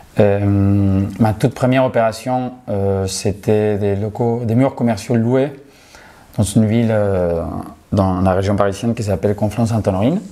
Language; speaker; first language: French; non-native, fluent; Spanish